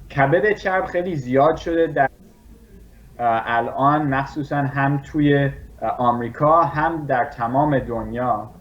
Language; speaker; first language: Persian; early bilingual, other home language; English